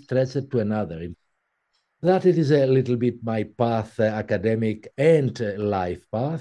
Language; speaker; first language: English; non-native, fluent; Greek